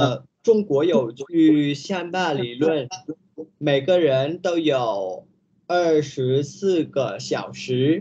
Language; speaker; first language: Chinese; non-native, learner; Vietnamese